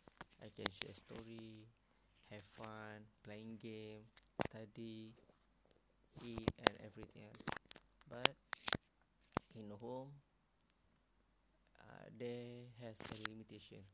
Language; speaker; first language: English; non-native, learner; Malay